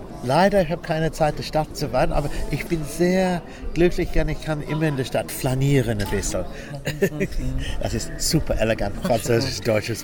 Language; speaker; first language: German; non-native, learner; English